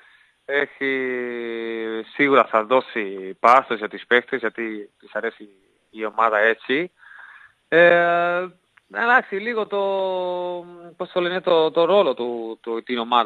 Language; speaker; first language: Greek; non-native, fluent; Spanish